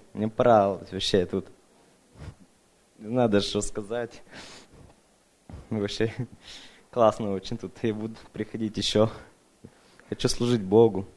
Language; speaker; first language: Russian; early bilingual, other home language; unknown